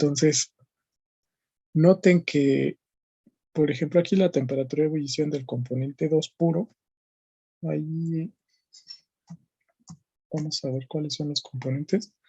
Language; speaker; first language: Spanish; native; Spanish